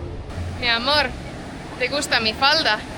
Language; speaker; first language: Spanish; non-native, fluent; Portuguese